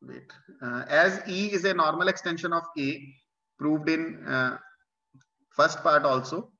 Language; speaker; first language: English; non-native, local second language; Punjabi